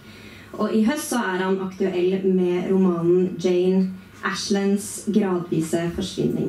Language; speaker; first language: Norwegian; native; Norwegian